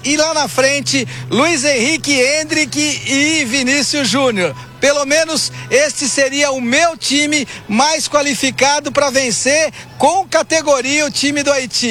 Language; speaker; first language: Portuguese; native; Portuguese